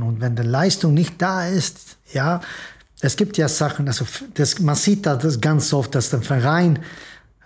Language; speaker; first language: German; non-native, fluent; Swedish